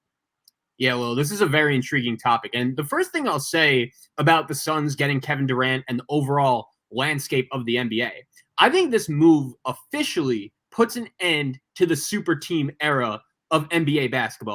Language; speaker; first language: English; native; English